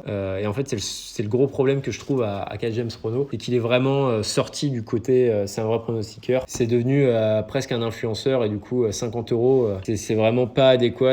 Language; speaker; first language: French; native; French